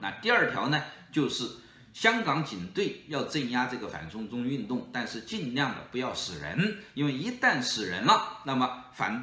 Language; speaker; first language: Chinese; native; Chinese